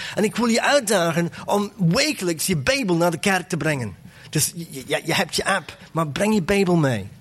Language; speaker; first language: Dutch; non-native, fluent; English